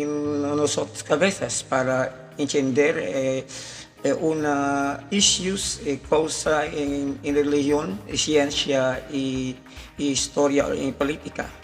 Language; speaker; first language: Spanish; non-native, learner; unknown